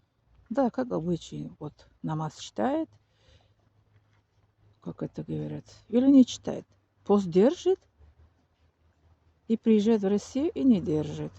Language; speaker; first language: Russian; non-native, learner; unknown